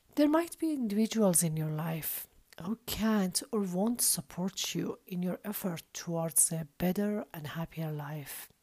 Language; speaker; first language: English; non-native, fluent; Persian